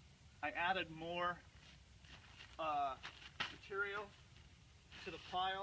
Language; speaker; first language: English; native; English